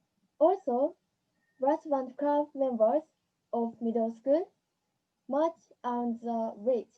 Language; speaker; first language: English; non-native, learner; Japanese